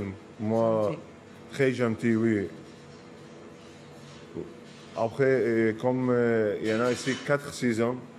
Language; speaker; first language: French; non-native, learner; Arabic